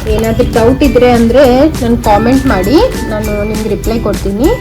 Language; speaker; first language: Kannada; non-native, local second language; Telugu